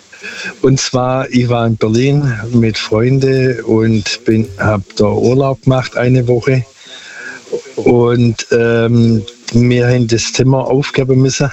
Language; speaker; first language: German; non-native, local second language; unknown